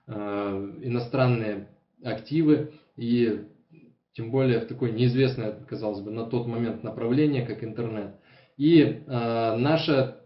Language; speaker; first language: Russian; native; Russian